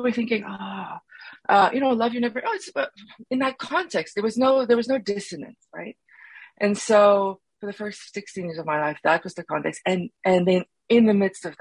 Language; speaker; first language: English; non-native, local second language; Afrikaans